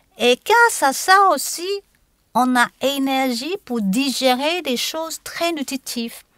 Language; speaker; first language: French; non-native, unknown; Chinese